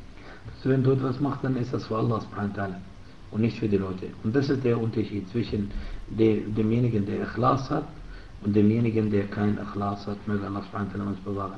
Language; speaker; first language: German; non-native, fluent; Arabic